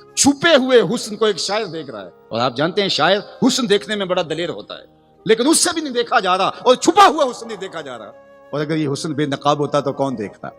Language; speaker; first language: Urdu; non-native, local second language; Punjabi